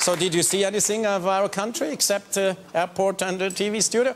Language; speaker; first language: English; non-native, fluent; German